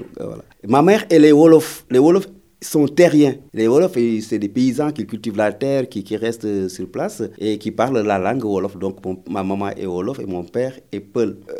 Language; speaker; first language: French; non-native, local second language; Wolof